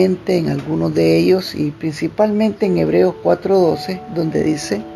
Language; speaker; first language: Spanish; native; Spanish